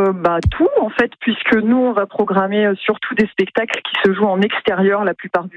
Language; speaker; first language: French; native; French